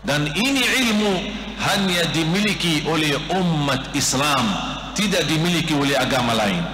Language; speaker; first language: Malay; non-native, fluent; Arabic